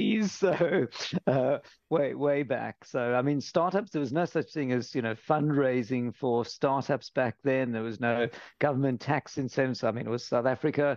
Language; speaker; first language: English; native; English